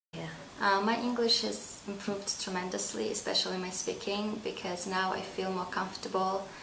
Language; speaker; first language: English; non-native, fluent; Russian